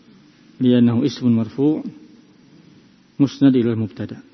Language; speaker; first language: Arabic; non-native, fluent; Indonesian